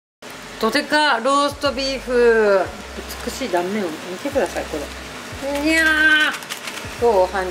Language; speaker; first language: Japanese; native; Japanese